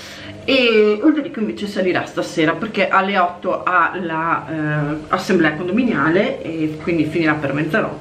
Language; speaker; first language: Italian; native; Italian